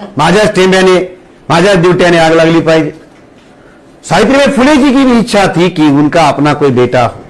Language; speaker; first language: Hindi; non-native, local second language; Marathi